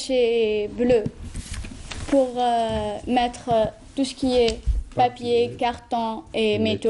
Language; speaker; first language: French; non-native, local second language; Arabic